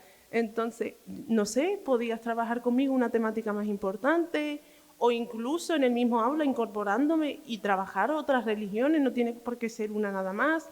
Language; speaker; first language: Spanish; early bilingual, other home language; Arabic